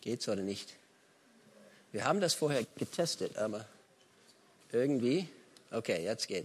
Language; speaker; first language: German; non-native, fluent; English